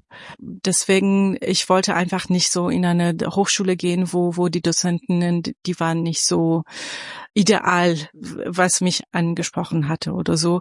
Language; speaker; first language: German; non-native, fluent; Persian